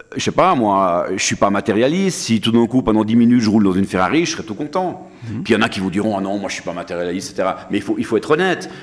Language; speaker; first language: French; native; French